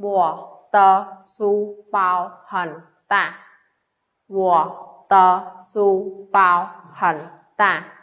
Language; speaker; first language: Chinese; non-native, fluent; Khmer